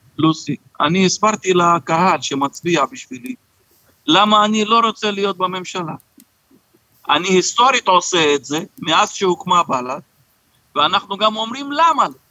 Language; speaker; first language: Hebrew; non-native, local second language; Arabic